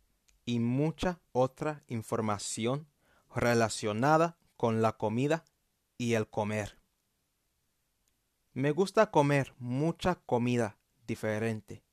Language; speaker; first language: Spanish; non-native, fluent; English